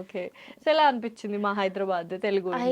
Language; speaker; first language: Telugu; native; Telugu